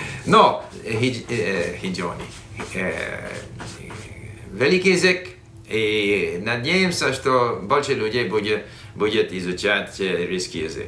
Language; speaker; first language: Russian; non-native, fluent; English